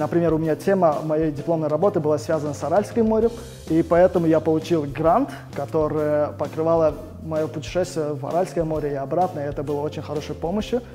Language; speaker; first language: Russian; non-native, local second language; Uzbek